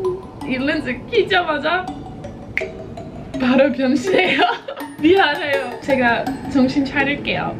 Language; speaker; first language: Korean; non-native, fluent; English